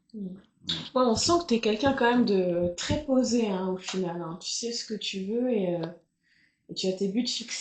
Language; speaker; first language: French; native; French